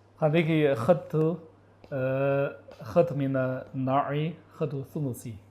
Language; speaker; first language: Arabic; non-native, learner; Chinese